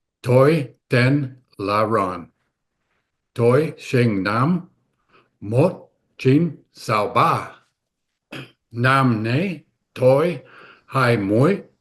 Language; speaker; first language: Vietnamese; non-native, learner; English